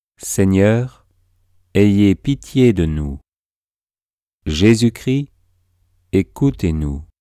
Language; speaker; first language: French; native; French